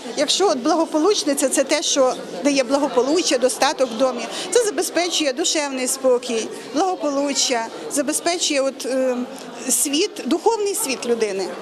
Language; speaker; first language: Ukrainian; native; Ukrainian